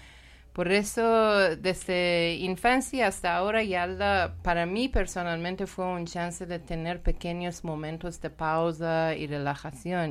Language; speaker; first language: Spanish; non-native, learner; Persian